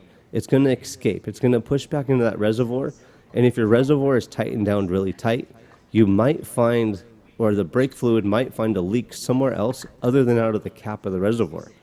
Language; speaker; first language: English; native; English